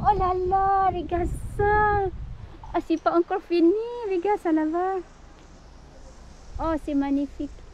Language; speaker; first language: French; non-native, fluent; Filipino